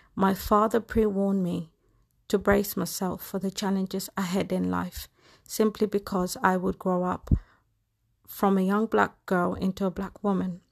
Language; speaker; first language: English; native; English